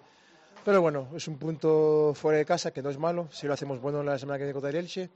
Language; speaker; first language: Spanish; native; Spanish